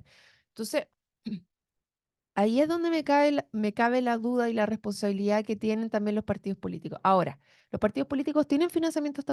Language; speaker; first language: Spanish; native; Spanish